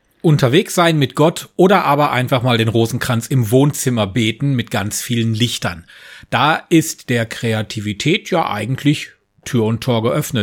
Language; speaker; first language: German; native; German